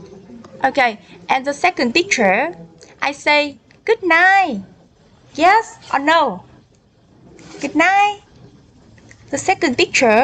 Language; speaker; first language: English; non-native, learner; Vietnamese